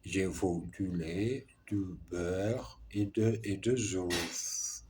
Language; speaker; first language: French; non-native, learner; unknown